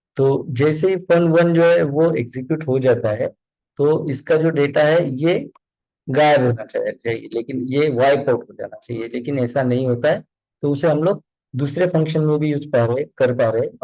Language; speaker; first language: Hindi; non-native, local second language; Marathi